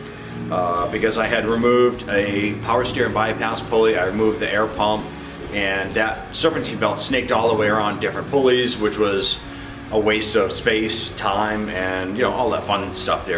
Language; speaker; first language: English; native; English